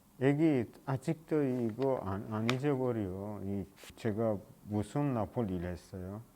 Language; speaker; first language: Korean; non-native, learner; Persian